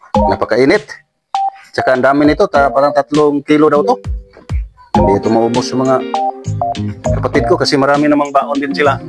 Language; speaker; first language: Filipino; non-native, local second language; Cebuano